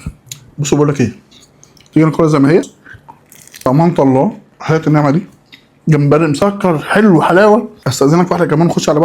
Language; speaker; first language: Arabic; native; Arabic